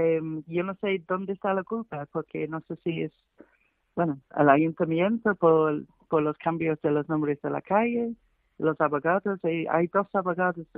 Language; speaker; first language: Spanish; non-native, fluent; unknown